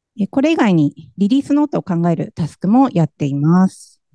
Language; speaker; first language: Japanese; native; Japanese